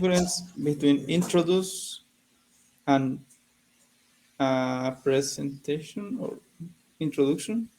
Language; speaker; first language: English; non-native, learner; Spanish